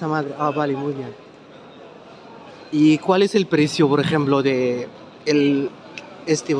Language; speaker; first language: Spanish; non-native, learner; Arabic